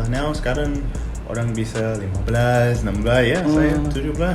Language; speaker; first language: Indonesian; non-native, learner; English